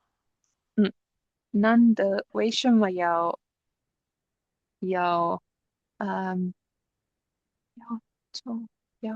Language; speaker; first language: Chinese; non-native, learner; English